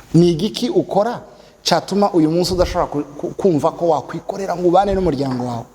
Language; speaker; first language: Kinyarwanda; native; Kinyarwanda